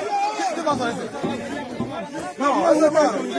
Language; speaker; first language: Spanish; non-native, learner; Haitian Creole